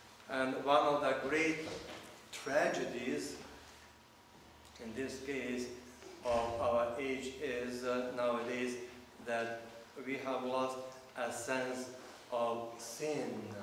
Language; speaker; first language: English; non-native, fluent; Russian